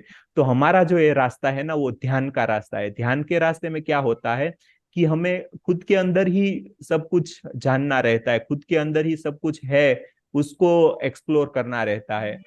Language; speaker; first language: Hindi; native; Hindi